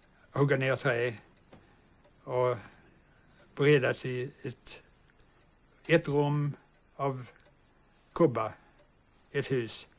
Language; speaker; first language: Swedish; early bilingual, heritage; English